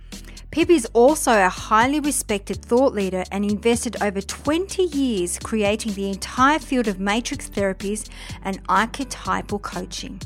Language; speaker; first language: English; native; English